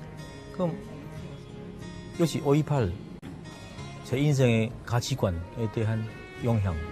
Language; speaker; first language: Korean; non-native, fluent; Chinese